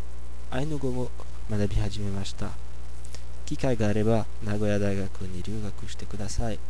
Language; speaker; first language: Japanese; non-native, fluent; French